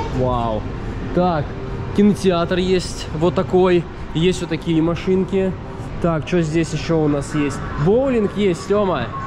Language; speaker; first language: Russian; native; Russian